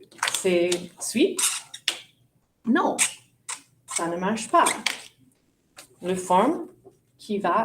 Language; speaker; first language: French; non-native, fluent; English